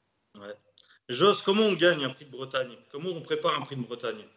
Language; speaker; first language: French; native; French